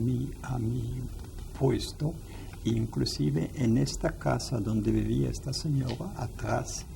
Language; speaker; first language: Spanish; non-native, fluent; Yiddish